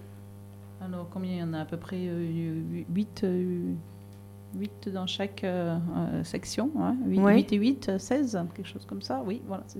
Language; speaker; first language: French; native; French